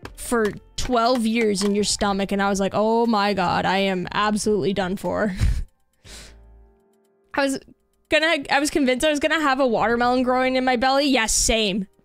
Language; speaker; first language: English; native; English